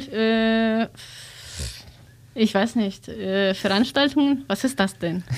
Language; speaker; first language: German; non-native, learner; Russian